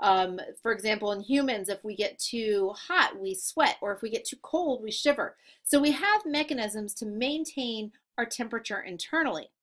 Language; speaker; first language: English; native; English